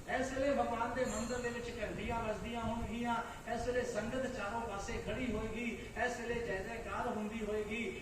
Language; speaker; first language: Hindi; non-native, local second language; Punjabi